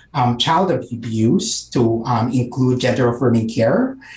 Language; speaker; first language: English; non-native, local second language; Filipino